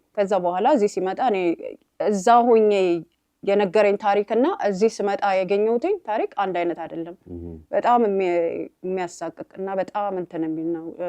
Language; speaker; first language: Amharic; native; Amharic